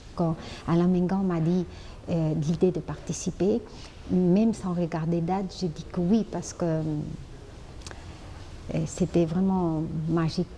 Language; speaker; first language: French; non-native, fluent; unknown